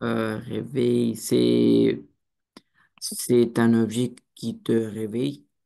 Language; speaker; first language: French; non-native, learner; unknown